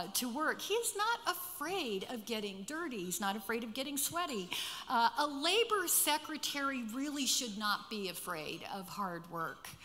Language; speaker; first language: English; native; English